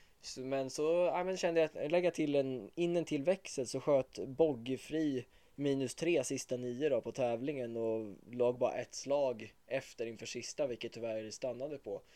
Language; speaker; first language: Swedish; native; Swedish